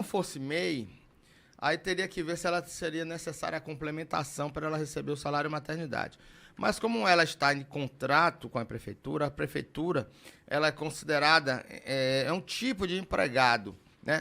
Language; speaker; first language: Portuguese; native; Portuguese